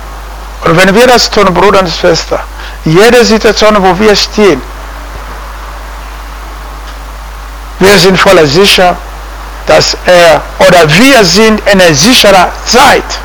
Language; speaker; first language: German; non-native, fluent; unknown